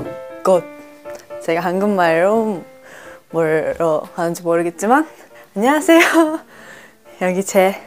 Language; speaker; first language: Korean; non-native, fluent; Japanese